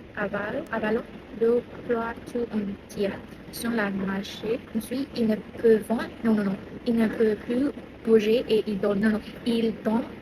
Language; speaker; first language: French; non-native, learner; Burmese